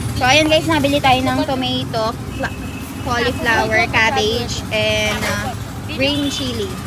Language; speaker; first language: Filipino; native; Filipino